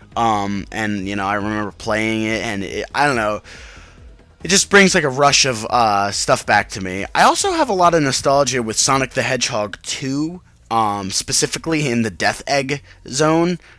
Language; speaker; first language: English; native; English